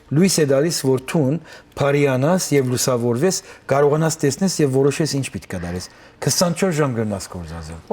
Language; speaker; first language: Armenian; early bilingual, heritage; Armenian